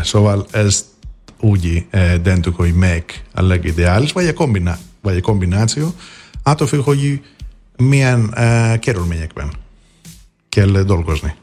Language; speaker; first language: Hungarian; non-native, fluent; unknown